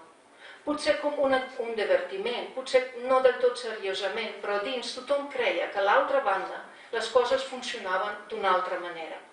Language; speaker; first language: Catalan; non-native, fluent; Slovenian